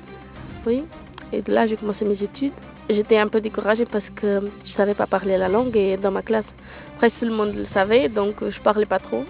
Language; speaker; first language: French; non-native, local second language; Portuguese